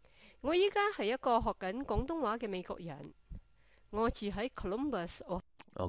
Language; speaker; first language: Cantonese; non-native, learner; English